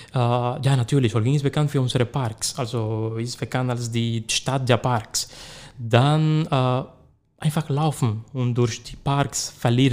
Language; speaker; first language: German; non-native, learner; Spanish